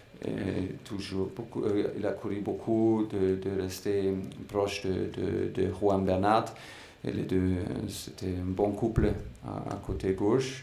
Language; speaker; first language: French; non-native, fluent; German